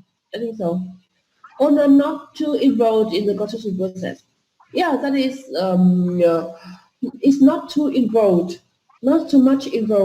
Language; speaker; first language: English; non-native, fluent; Vietnamese